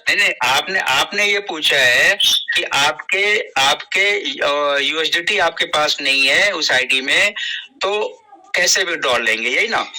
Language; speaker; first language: Hindi; native; Hindi